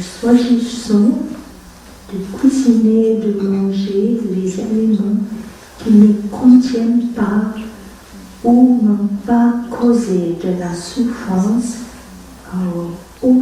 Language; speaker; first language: French; non-native, fluent; Vietnamese